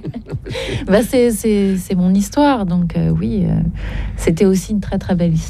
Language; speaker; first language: French; native; French